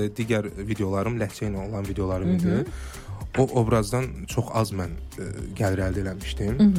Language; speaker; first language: Azerbaijani; native; Azerbaijani